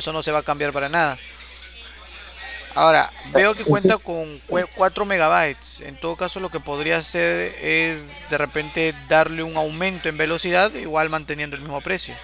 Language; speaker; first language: Spanish; native; Spanish